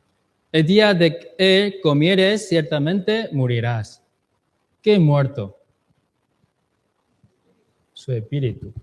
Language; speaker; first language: Spanish; non-native, fluent; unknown